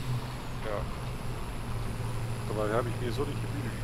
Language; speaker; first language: German; native; German